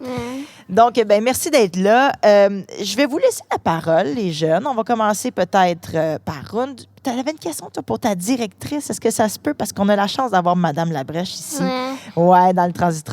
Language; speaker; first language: French; native; French